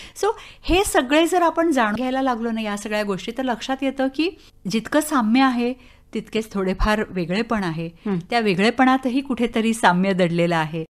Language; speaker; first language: Marathi; native; Marathi